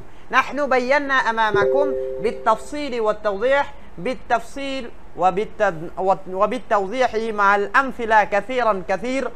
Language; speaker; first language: Arabic; non-native, fluent; Bangla